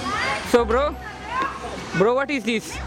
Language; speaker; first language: English; non-native, learner; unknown